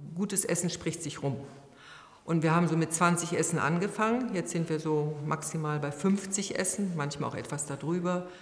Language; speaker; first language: German; native; German